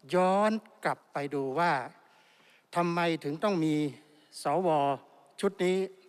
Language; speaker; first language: Thai; native; Thai